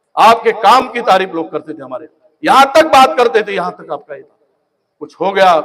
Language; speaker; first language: Hindi; non-native, local second language; Marathi